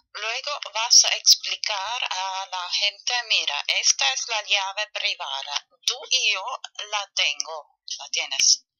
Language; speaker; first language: Spanish; non-native, fluent; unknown